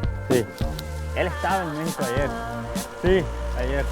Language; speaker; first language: Spanish; early bilingual, heritage; English